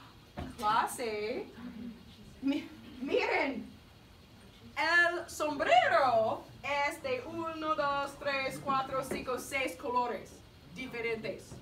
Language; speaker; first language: Spanish; non-native, fluent; English